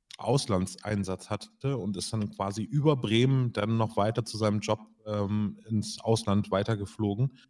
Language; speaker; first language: German; native; German